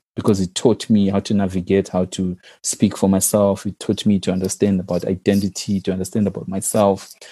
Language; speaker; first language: English; non-native, local second language; Shona